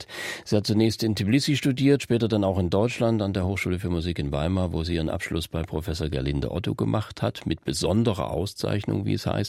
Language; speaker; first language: German; native; German